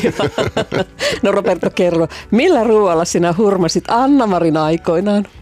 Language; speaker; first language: Finnish; native; Finnish